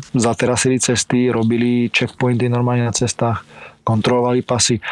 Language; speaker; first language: Slovak; early bilingual, other home language; Ukrainian